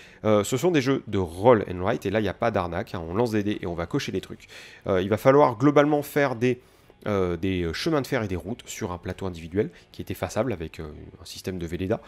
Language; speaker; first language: French; native; French